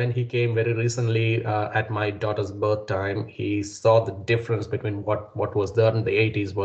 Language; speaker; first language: English; non-native, local second language; Malayalam